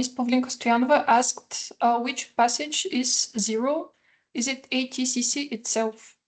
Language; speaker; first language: English; non-native, fluent; Bulgarian